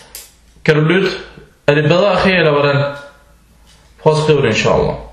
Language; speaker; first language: Danish; early bilingual, other home language; Arabic